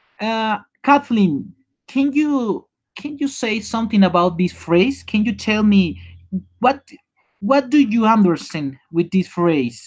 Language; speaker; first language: English; non-native, learner; Spanish